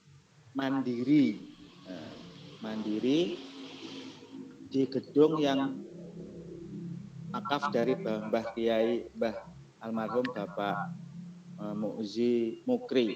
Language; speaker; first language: Indonesian; non-native, local second language; Javanese